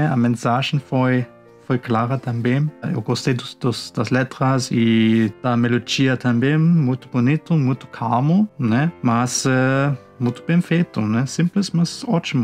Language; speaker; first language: Portuguese; non-native, fluent; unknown